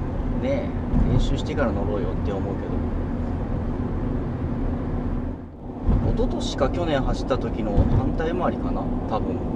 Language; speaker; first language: Japanese; native; Japanese